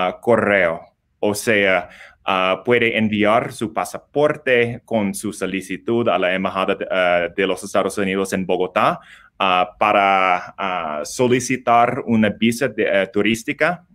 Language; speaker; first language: Spanish; non-native, learner; English